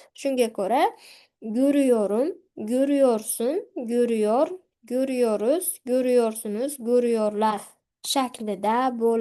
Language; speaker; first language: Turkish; non-native, fluent; Uzbek